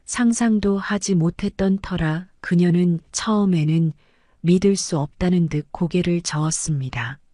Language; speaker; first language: Korean; native; Korean